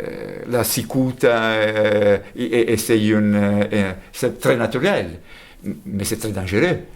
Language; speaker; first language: French; non-native, fluent; Italian